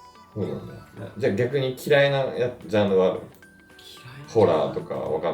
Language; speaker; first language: Japanese; native; Japanese